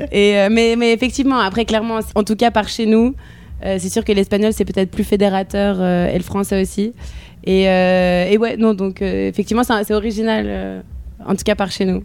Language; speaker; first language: French; native; French